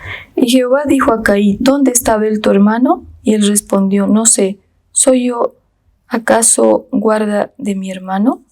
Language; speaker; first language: Spanish; native; Spanish